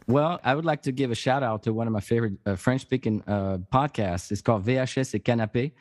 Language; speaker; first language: English; non-native, fluent; French